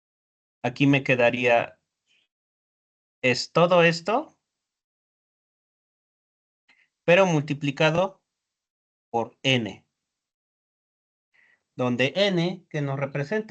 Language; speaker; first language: Spanish; native; Spanish